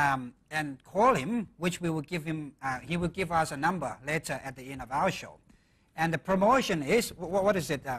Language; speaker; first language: English; non-native, fluent; Thai